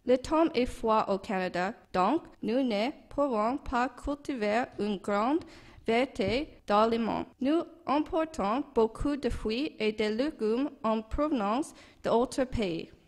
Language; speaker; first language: French; non-native, learner; English